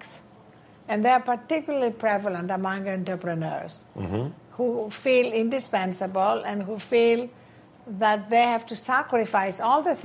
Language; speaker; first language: English; non-native, fluent; Greek